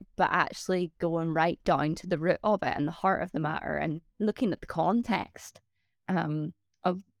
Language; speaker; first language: English; native; English